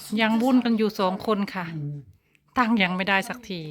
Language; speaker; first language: Thai; native; Thai